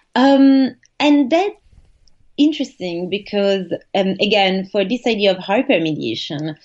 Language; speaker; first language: English; non-native, fluent; Italian